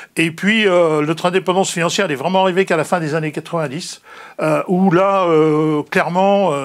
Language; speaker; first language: French; native; French